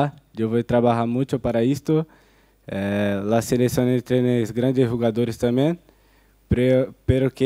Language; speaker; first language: Spanish; non-native, fluent; Portuguese